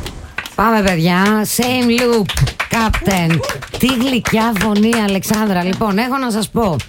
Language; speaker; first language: Greek; native; Greek